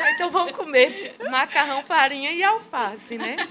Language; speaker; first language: Portuguese; native; Portuguese